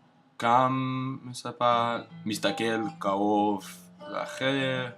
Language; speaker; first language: Hebrew; non-native, learner; English